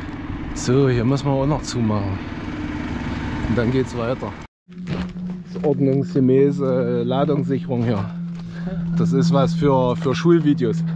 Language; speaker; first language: German; native; German